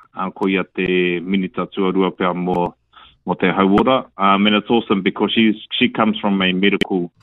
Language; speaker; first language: English; native; English